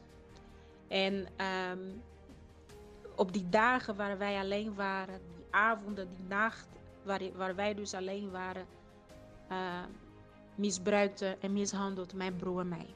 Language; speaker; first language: Dutch; non-native, fluent; Portuguese